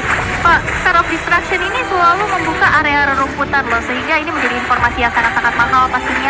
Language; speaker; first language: Indonesian; native; Indonesian